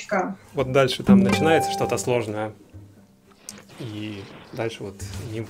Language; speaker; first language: Russian; native; Russian